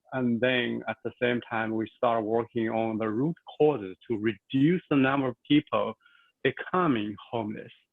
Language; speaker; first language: English; non-native, fluent; Chinese